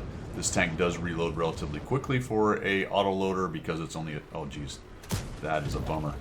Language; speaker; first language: English; native; English